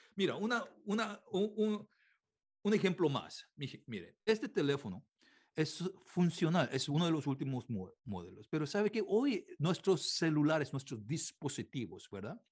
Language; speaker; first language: Spanish; non-native, fluent; Korean